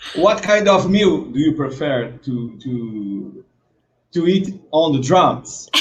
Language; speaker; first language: English; non-native, learner; Portuguese